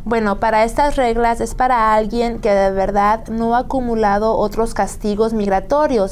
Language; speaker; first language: Spanish; native; Spanish